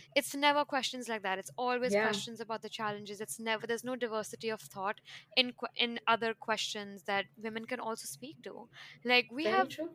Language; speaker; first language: English; non-native, local second language; Hindi